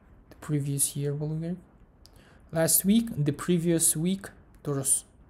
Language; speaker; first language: English; non-native, fluent; Kazakh